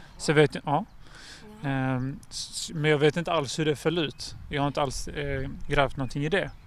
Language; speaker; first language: Swedish; native; Swedish